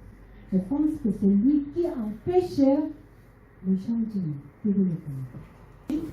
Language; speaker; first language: French; non-native, learner; Korean